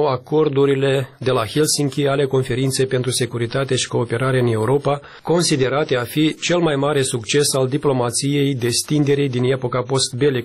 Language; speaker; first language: Romanian; native; Romanian